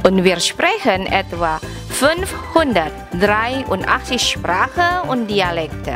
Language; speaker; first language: German; non-native, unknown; Indonesian